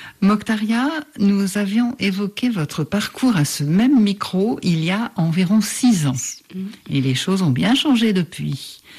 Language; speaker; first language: French; native; French